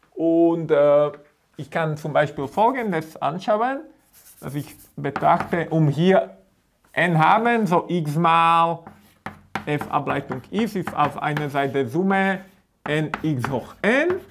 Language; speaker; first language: German; non-native, fluent; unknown